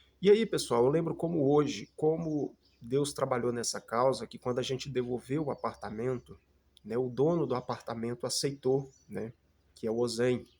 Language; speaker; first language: Portuguese; native; Portuguese